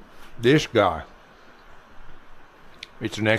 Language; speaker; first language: English; non-native, fluent; Swedish